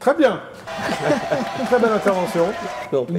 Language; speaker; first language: French; native; French